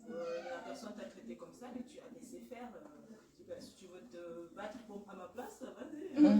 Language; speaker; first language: French; native; French